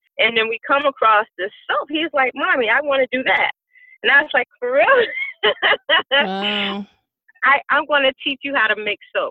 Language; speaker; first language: English; native; English